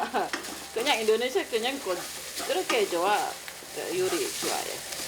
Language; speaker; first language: Korean; non-native, learner; Indonesian